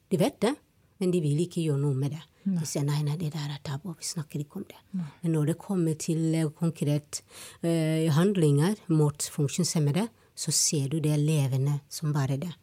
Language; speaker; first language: Norwegian; non-native, fluent; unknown